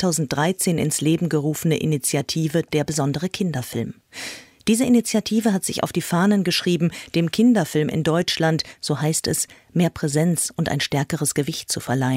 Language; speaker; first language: German; native; German